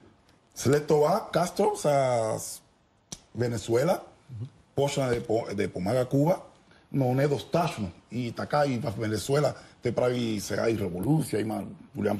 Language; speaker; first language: Bulgarian; non-native, learner; Spanish